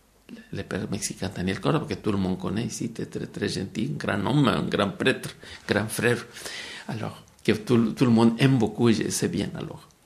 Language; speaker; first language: French; non-native, fluent; Spanish